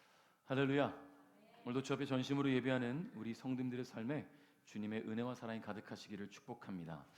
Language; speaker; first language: Korean; native; Korean